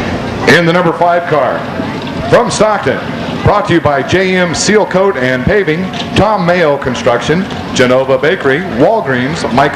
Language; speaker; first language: English; native; English